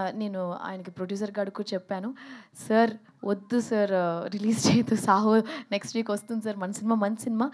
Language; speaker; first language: Telugu; early bilingual, heritage; Telugu